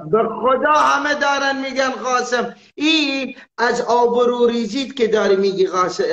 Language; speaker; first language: Persian; non-native, local second language; Arabic